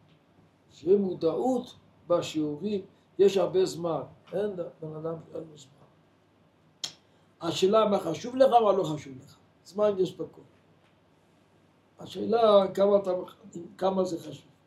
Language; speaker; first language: Hebrew; non-native, fluent; Yiddish